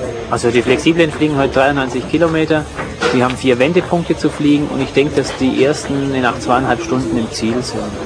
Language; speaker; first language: German; native; German